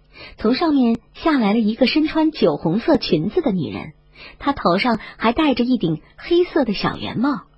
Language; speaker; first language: Chinese; native; Chinese